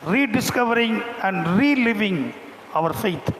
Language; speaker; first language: English; non-native, local second language; Tamil